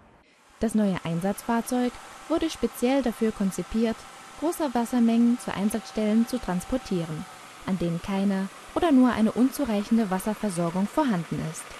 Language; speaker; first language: German; native; German